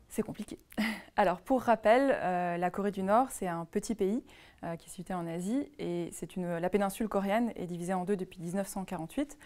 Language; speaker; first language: French; native; French